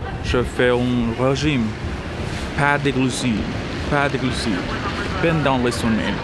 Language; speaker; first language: French; non-native, learner; Spanish